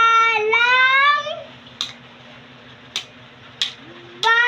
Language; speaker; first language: Filipino; non-native, local second language; Cebuano